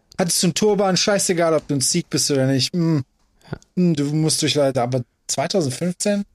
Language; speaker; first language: German; early bilingual, other home language; Persian